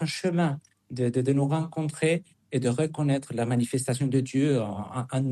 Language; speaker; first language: French; non-native, fluent; Spanish